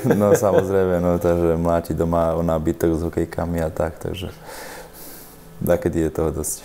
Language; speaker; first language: Slovak; native; Slovak